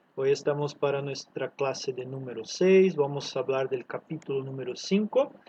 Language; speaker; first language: Spanish; non-native, fluent; Portuguese